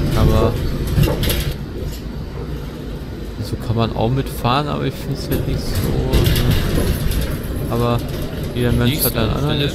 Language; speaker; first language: German; native; German